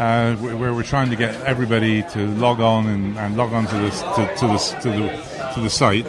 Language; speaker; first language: English; native; English